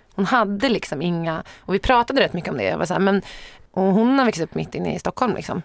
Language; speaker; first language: Swedish; native; Swedish